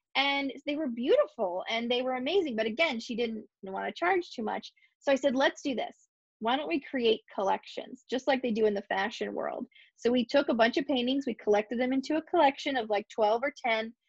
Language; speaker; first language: English; native; English